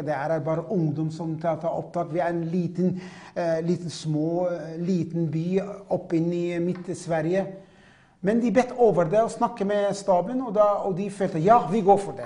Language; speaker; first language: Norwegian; non-native, fluent; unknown